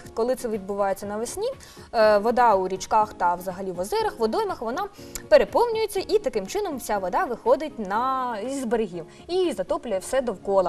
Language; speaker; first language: Ukrainian; native; Ukrainian